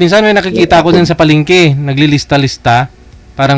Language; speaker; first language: Filipino; native; Filipino